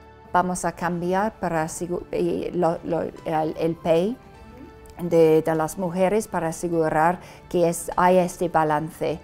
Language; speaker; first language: Spanish; non-native, learner; English